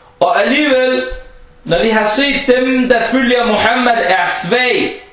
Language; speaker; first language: Danish; non-native, fluent; Arabic